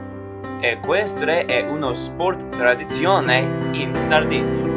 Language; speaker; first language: Italian; non-native, learner; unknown